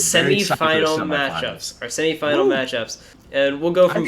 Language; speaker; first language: English; native; English